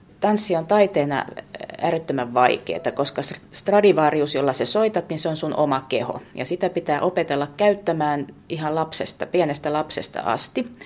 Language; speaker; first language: Finnish; native; Finnish